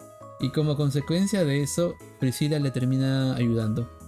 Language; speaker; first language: Spanish; native; Spanish